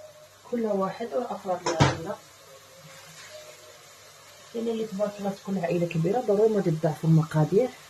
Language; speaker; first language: Arabic; native; Arabic